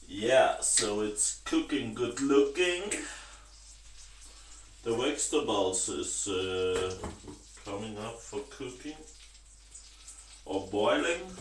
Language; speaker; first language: English; non-native, learner; Danish